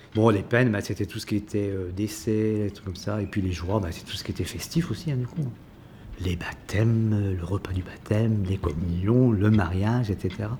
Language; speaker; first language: French; native; French